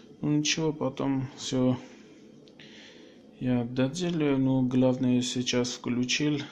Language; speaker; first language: Russian; non-native, local second language; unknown